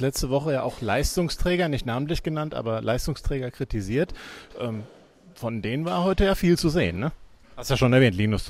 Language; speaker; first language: German; native; German